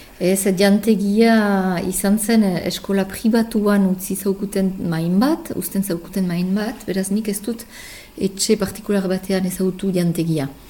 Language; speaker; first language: Basque; native; Basque